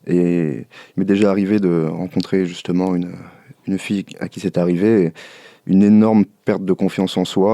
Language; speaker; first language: French; native; French